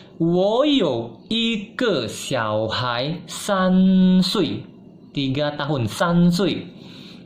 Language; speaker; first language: Chinese; non-native, fluent; Indonesian